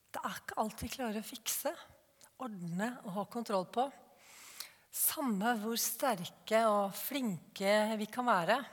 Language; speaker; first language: Norwegian; native; Norwegian